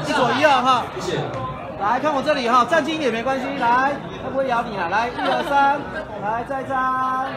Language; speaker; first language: Chinese; native; Chinese